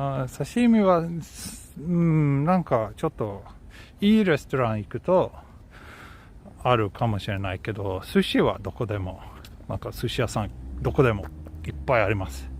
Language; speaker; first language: Japanese; non-native, learner; Swedish